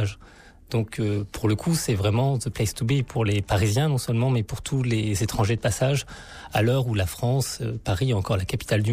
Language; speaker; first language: French; native; French